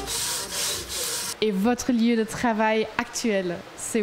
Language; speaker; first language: French; non-native, fluent; German